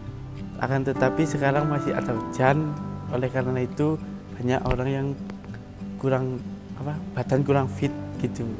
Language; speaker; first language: Indonesian; non-native, local second language; Javanese